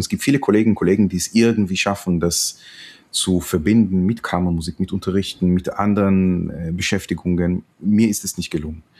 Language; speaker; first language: German; non-native, fluent; Hebrew